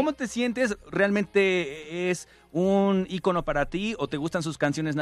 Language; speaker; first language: Spanish; native; Spanish